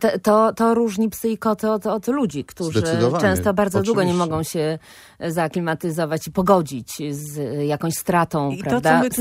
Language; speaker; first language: Polish; native; Polish